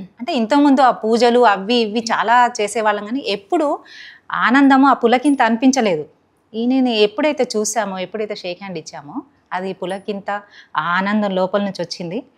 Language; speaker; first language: Telugu; non-native, local second language; Hindi